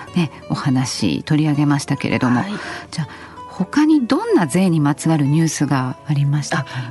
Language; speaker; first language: Japanese; native; Japanese